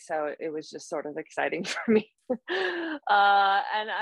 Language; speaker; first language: English; native; English